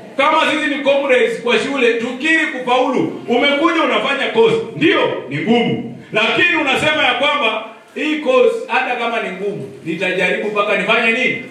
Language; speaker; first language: Swahili; non-native, local second language; Luyia